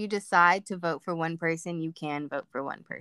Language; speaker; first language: English; native; English